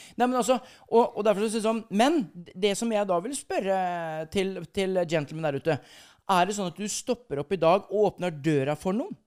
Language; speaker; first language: Norwegian; native; Norwegian